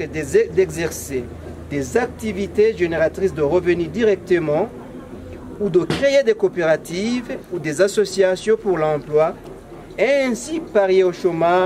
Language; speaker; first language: French; non-native, local second language; Rundi